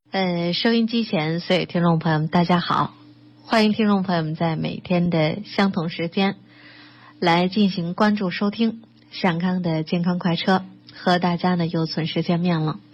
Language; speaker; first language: Chinese; native; Chinese